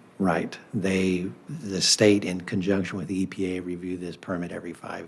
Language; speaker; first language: English; native; English